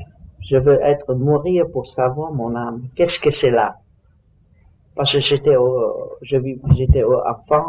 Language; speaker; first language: French; non-native, learner; Vietnamese